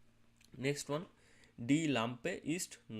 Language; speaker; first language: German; non-native, learner; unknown